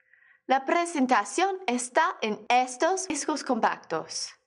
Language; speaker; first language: Spanish; non-native, fluent; English